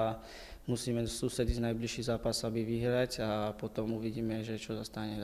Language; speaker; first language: Slovak; non-native, learner; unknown